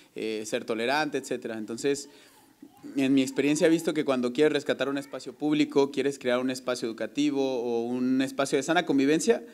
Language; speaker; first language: Spanish; native; Spanish